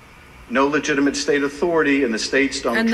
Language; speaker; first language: English; native; English